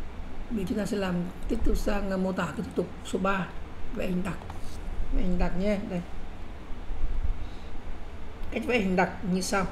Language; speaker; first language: Vietnamese; native; Vietnamese